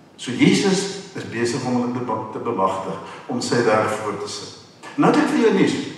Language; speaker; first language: Afrikaans; non-native, local second language; English